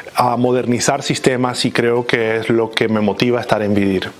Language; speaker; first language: Spanish; native; Spanish